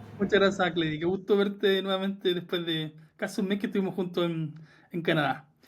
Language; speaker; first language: Spanish; native; Spanish